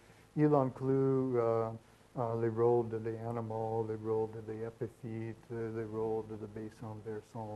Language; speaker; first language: French; non-native, learner; English